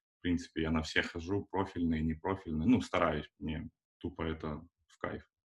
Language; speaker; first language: Russian; native; Russian